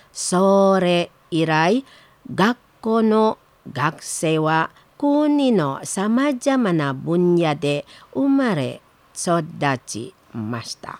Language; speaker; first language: Japanese; non-native, learner; Indonesian